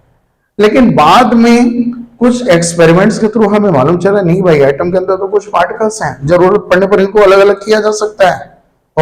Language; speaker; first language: Hindi; native; Hindi